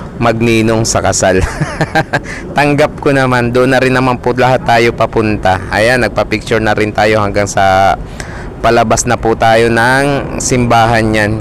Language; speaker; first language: Filipino; non-native, local second language; Bikol